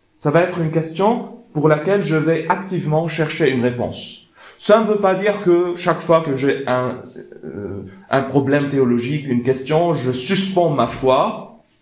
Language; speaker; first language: French; non-native, fluent; Arabic